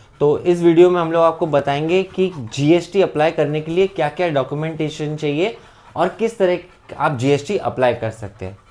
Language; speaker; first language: Hindi; non-native, local second language; Bangla